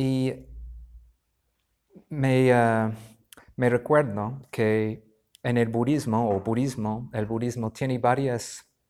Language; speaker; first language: Spanish; non-native, fluent; English